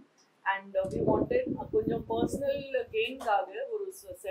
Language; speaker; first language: Tamil; non-native, local second language; Gujarati